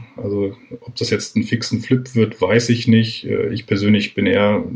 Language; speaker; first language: German; native; German